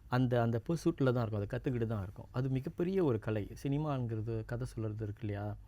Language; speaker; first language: Tamil; native; Tamil